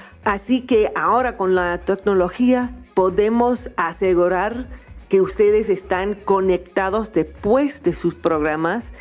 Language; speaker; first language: Spanish; non-native, fluent; English